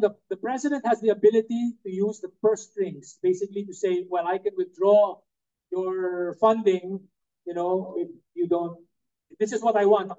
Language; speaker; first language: English; non-native, local second language; Cebuano